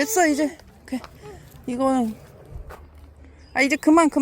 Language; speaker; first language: Korean; native; Korean